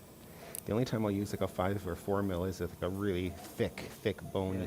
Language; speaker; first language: English; native; English